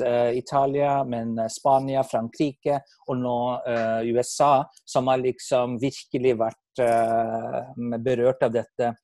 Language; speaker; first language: Norwegian; non-native, fluent; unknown